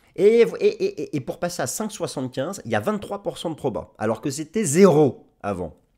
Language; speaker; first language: French; native; French